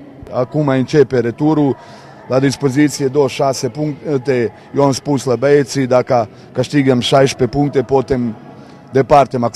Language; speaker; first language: Romanian; non-native, learner; Serbian